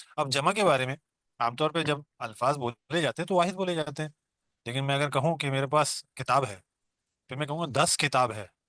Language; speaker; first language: Urdu; non-native, local second language; Baluchi